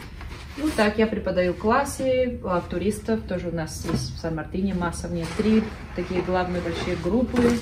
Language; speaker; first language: Russian; early bilingual, heritage; Russian